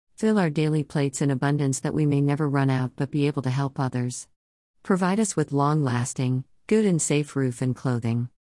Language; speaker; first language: English; non-native, local second language; Tamil